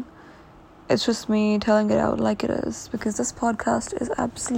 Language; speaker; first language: English; non-native, local second language; Urdu